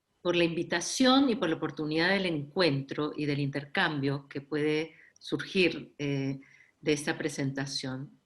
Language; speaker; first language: Spanish; native; Spanish